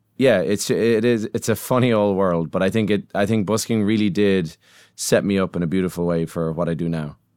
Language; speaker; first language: English; native; English